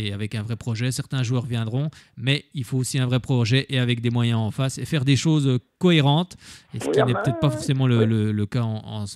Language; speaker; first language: French; native; French